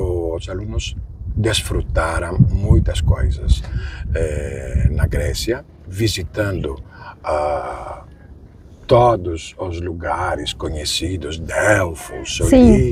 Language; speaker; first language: Portuguese; non-native, fluent; Greek